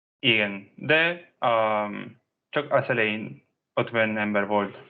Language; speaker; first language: Hungarian; non-native, learner; Spanish